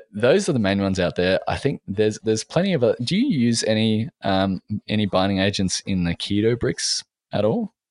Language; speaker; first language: English; native; English